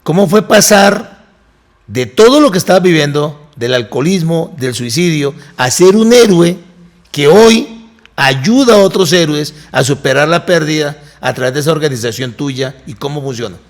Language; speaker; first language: Spanish; native; Spanish